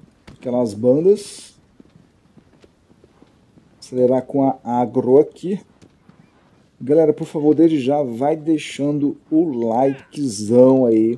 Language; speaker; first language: Portuguese; native; Portuguese